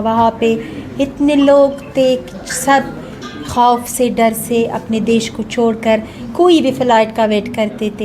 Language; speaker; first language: Hindi; non-native, learner; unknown